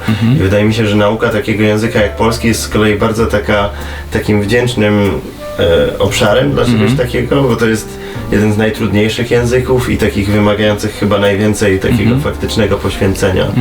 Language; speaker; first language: Polish; native; Polish